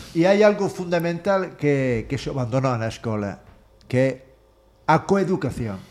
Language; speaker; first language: Galician; non-native, local second language; Spanish